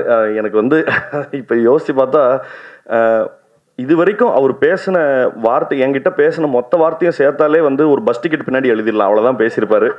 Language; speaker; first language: Tamil; native; Tamil